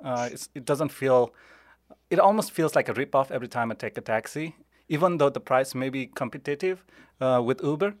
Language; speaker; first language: English; non-native, local second language; Nepali